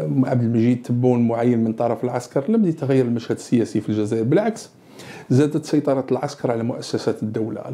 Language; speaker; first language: Arabic; native; Arabic